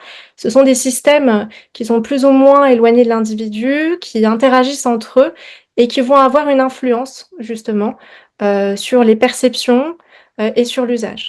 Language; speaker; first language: French; native; French